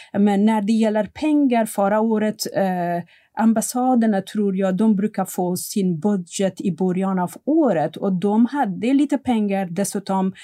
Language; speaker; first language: Swedish; non-native, fluent; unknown